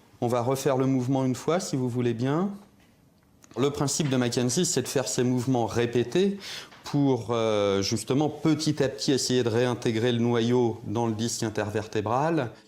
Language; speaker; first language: French; native; French